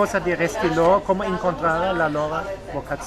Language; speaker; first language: Italian; non-native, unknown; German